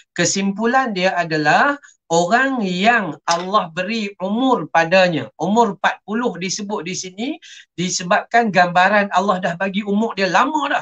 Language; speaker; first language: Malay; native; Malay